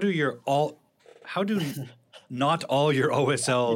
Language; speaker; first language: English; native; English